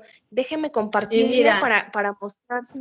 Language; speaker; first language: Spanish; native; Spanish